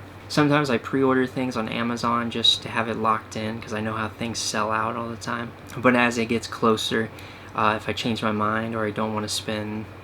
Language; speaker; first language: English; native; English